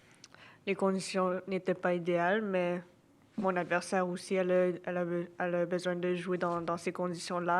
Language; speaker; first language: French; non-native, local second language; English